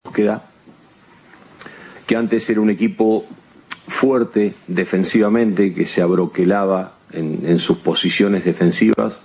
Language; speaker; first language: Spanish; native; Spanish